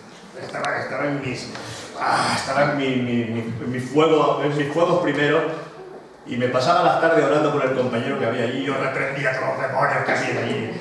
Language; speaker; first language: Spanish; native; Spanish